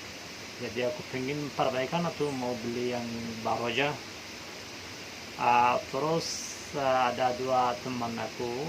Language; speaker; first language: Indonesian; non-native, fluent; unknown